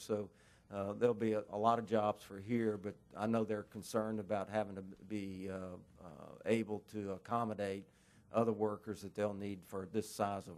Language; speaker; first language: English; native; English